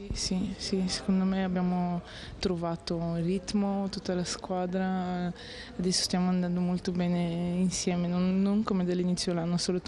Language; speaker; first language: Italian; non-native, fluent; Bulgarian